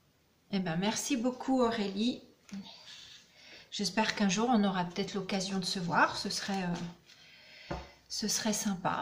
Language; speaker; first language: French; native; French